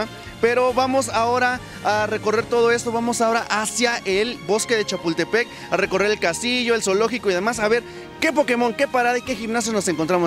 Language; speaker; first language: Spanish; native; Spanish